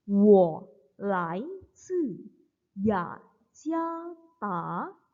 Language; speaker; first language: Chinese; non-native, fluent; Indonesian